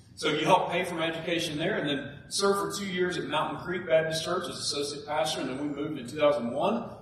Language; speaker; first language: English; native; English